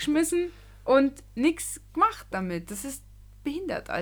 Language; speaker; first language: German; native; German